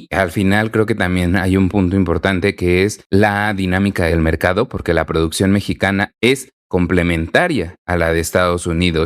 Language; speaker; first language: Spanish; native; Spanish